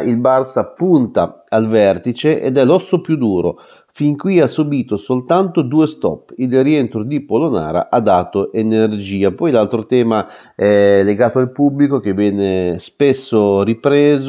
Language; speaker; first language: Italian; native; Italian